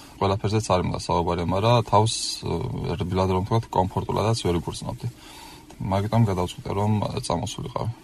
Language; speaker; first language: Georgian; non-native, local second language; Chechen